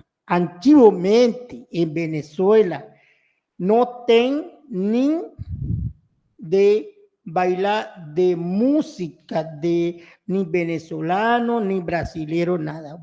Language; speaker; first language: Spanish; non-native, local second language; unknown